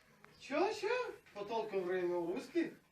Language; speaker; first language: Russian; non-native, learner; Turkmen